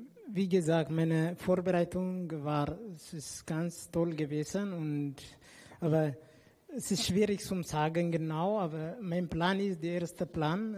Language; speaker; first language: German; non-native, fluent; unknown